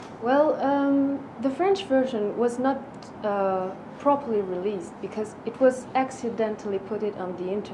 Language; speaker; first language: English; non-native, fluent; French